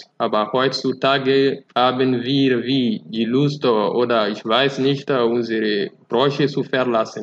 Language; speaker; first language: German; non-native, fluent; Fula